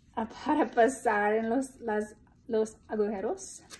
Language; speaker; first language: Spanish; non-native, fluent; English